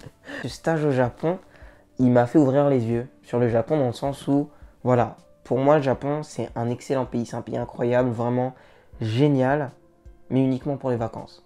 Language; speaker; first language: French; native; French